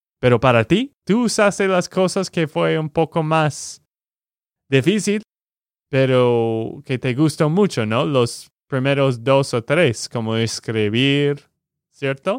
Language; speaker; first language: Spanish; non-native, learner; English